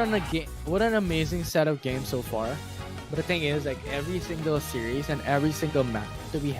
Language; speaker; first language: English; non-native, local second language; Filipino